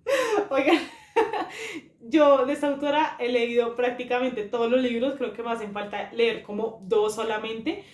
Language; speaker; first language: Spanish; native; Spanish